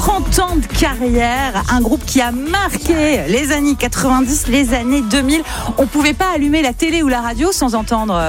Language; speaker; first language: French; native; French